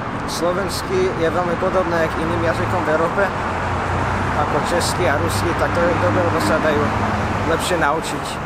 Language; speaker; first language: Slovak; non-native, fluent; English